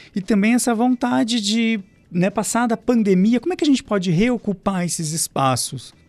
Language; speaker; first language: Portuguese; native; Portuguese